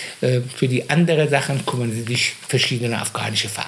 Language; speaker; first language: German; non-native, fluent; Persian